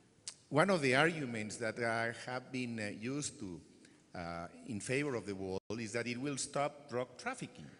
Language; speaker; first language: English; non-native, fluent; Spanish